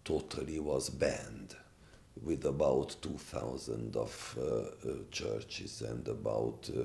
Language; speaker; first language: English; non-native, fluent; Hungarian